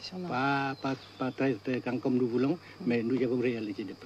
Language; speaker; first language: French; non-native, fluent; Vietnamese